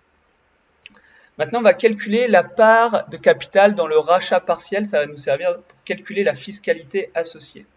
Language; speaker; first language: French; native; French